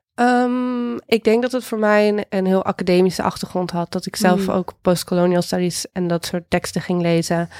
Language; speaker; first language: Dutch; native; Dutch